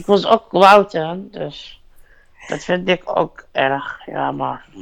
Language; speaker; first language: Dutch; non-native, fluent; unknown